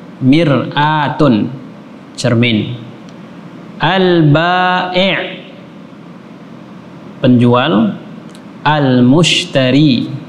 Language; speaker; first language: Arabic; non-native, fluent; Indonesian